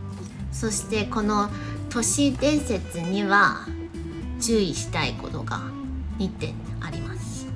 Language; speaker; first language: Japanese; non-native, fluent; Chinese